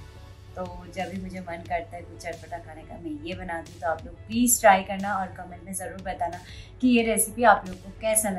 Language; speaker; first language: Hindi; non-native, local second language; Bangla